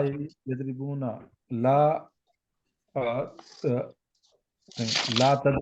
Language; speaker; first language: Arabic; non-native, learner; Urdu